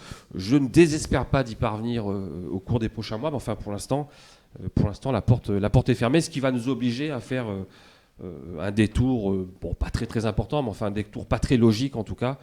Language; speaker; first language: French; native; French